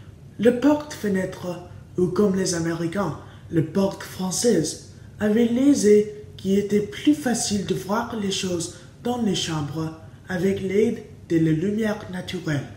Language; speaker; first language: French; non-native, learner; English